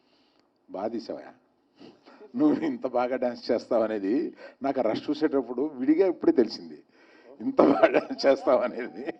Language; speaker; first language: Telugu; native; Telugu